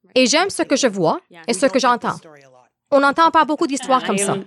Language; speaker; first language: French; native; French